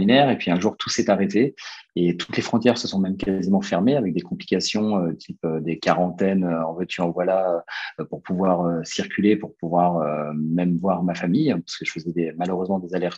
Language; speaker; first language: French; native; French